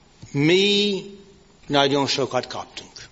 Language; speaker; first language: Hungarian; non-native, fluent; English